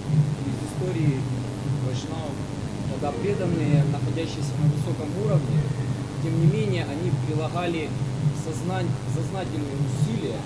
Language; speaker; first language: Russian; native; Russian